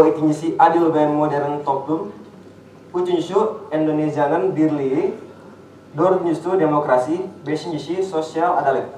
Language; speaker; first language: Turkish; non-native, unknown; Indonesian